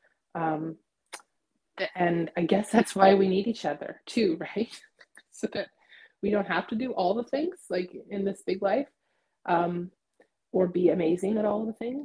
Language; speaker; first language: English; native; English